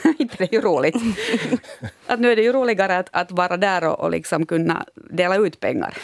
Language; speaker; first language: Swedish; native; Swedish